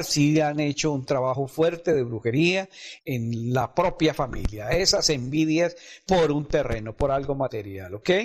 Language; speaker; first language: Spanish; native; Spanish